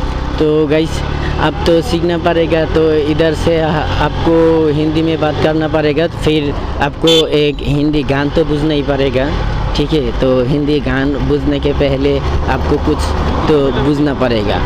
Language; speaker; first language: Hindi; non-native, learner; Bangla